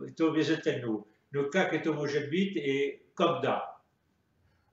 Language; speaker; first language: Russian; non-native, fluent; French